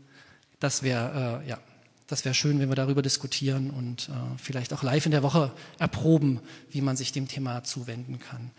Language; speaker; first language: German; native; German